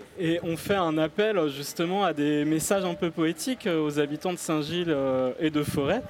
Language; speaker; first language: French; native; French